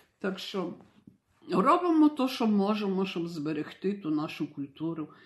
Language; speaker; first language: Ukrainian; early bilingual, heritage; Ukrainian